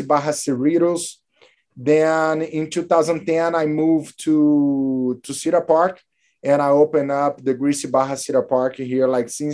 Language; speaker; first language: English; non-native, fluent; Portuguese